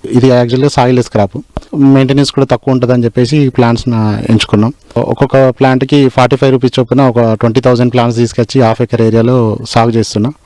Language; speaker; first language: Telugu; native; Telugu